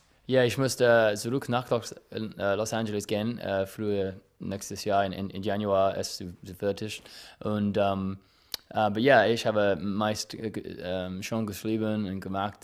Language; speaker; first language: German; non-native, learner; English